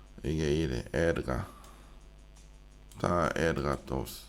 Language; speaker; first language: Greek; non-native, learner; Korean